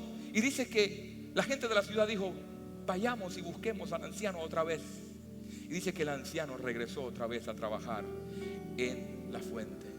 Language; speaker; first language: Spanish; native; Spanish